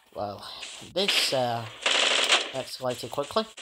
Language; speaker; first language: English; native; English